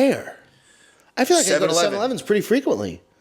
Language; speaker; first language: English; native; English